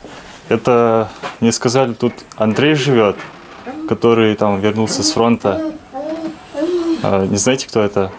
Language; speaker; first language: Russian; native; Russian